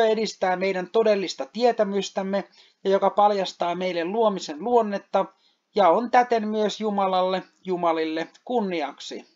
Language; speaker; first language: Finnish; native; Finnish